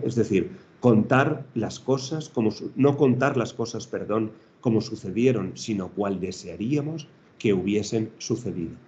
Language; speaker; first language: Spanish; native; Spanish